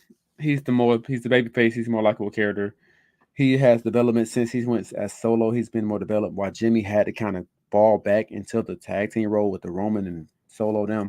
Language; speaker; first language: English; native; English